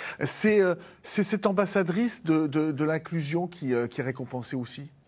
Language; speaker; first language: French; native; French